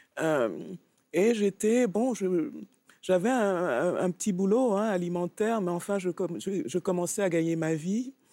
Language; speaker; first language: French; native; French